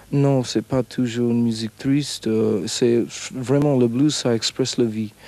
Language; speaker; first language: French; non-native, learner; English